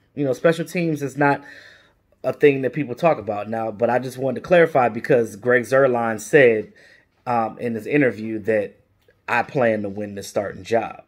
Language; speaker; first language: English; native; English